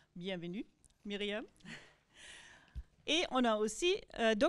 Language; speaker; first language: French; non-native, fluent; German